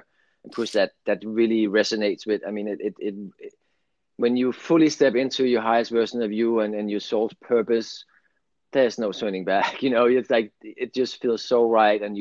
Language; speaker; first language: English; non-native, fluent; Danish